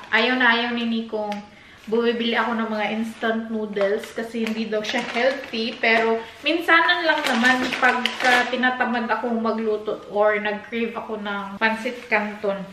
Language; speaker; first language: Filipino; non-native, local second language; Cebuano